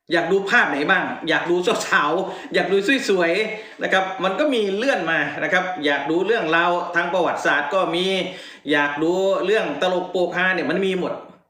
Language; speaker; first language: Thai; native; Thai